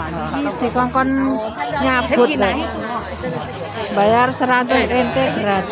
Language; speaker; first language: Indonesian; non-native, local second language; Javanese